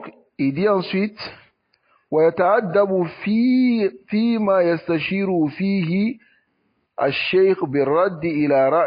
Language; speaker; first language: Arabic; non-native, fluent; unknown